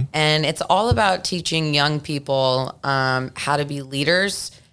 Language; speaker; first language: English; native; English